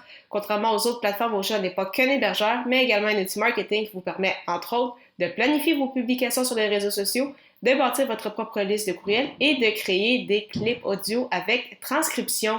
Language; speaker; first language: French; native; French